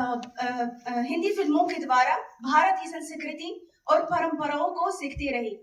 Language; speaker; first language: Hindi; non-native, fluent; Arabic